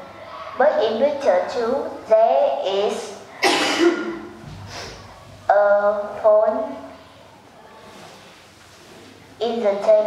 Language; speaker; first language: English; non-native, learner; Vietnamese